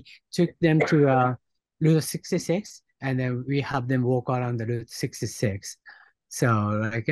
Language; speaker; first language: English; non-native, fluent; Japanese